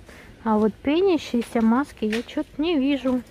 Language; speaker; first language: Russian; native; Russian